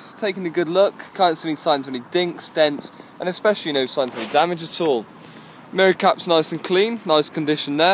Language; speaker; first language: English; native; English